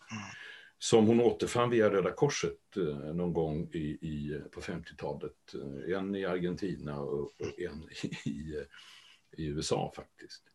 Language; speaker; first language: Swedish; native; Swedish